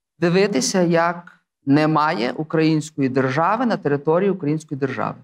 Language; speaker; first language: Ukrainian; native; Ukrainian